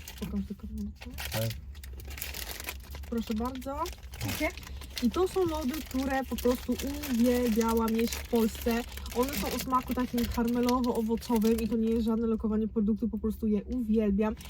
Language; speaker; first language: Polish; native; Polish